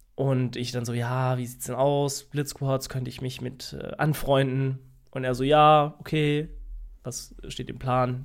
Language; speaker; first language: German; native; German